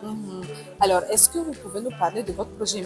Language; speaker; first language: French; native; French